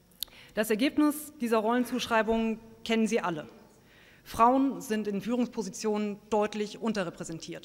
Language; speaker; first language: German; native; German